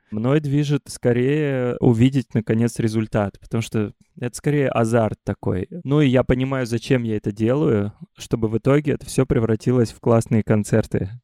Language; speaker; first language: Russian; native; Russian